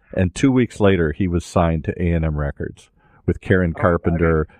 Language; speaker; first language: English; native; English